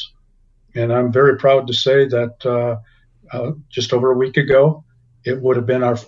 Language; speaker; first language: English; native; English